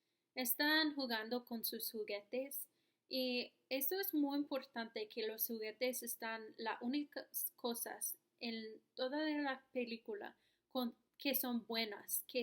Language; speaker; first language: Spanish; non-native, learner; English